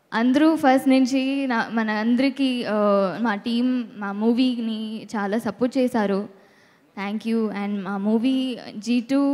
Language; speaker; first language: Telugu; non-native, learner; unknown